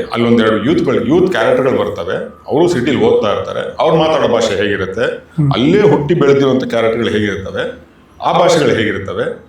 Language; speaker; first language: Kannada; native; Kannada